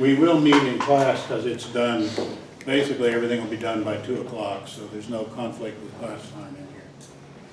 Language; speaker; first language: English; native; English